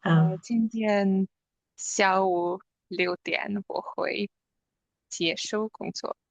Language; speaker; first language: Chinese; non-native, learner; English